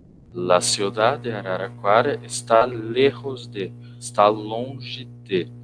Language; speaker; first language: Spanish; non-native, fluent; Portuguese